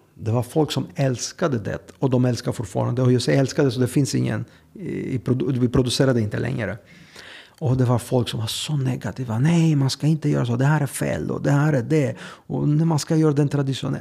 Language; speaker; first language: Swedish; non-native, fluent; Greek